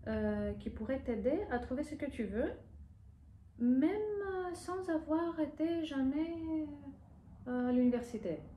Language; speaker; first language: French; non-native, fluent; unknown